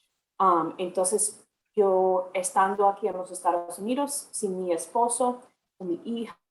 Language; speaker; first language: Spanish; non-native, fluent; English